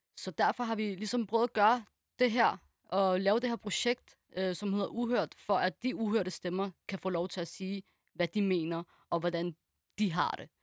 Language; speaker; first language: Danish; early bilingual, other home language; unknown